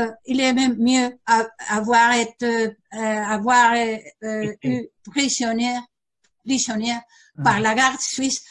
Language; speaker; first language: French; non-native, learner; Spanish